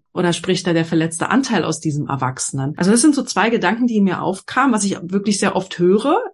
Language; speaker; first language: German; native; German